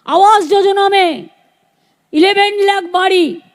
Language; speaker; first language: Hindi; non-native, local second language; Bangla